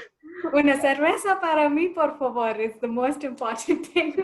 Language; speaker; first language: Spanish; non-native, learner; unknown